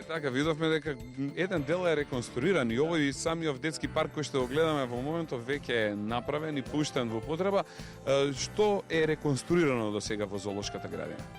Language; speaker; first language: Macedonian; native; Macedonian